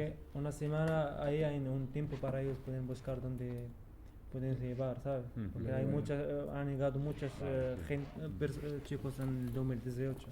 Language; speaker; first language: Spanish; non-native, learner; Arabic